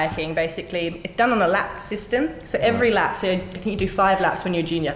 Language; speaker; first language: English; native; English